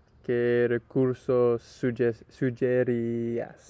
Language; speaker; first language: Spanish; non-native, learner; English